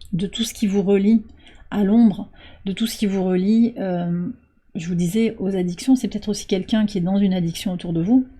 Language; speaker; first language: French; native; French